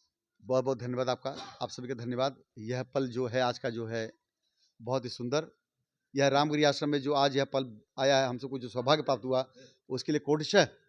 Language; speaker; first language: Hindi; native; Hindi